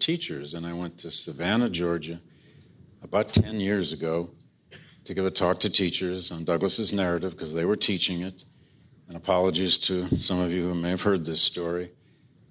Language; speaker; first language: English; native; English